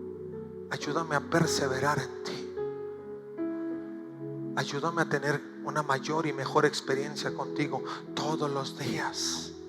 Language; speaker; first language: Spanish; native; Spanish